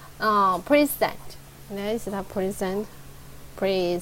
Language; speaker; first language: English; non-native, learner; Chinese